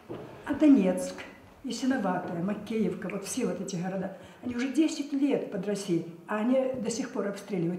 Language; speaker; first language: Russian; native; Russian